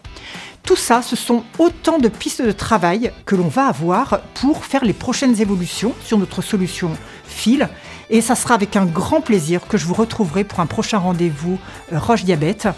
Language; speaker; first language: French; native; French